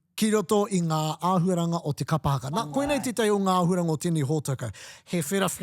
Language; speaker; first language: Māori; non-native, local second language; English